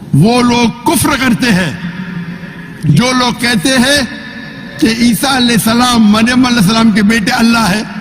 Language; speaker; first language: Urdu; non-native, local second language; Konkani